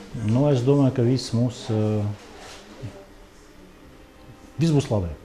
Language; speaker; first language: Latvian; non-native, local second language; Russian